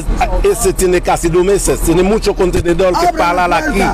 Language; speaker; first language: Spanish; non-native, local second language; Haitian Creole